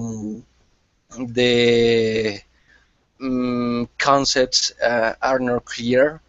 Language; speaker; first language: English; non-native, learner; Spanish